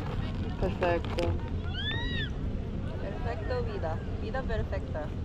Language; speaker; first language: Spanish; non-native, learner; Korean